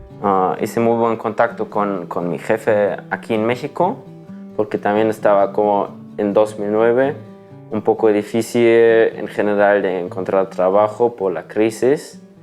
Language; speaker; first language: Spanish; non-native, fluent; German